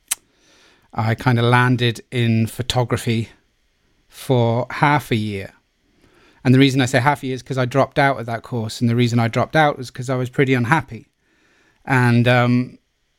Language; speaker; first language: English; native; English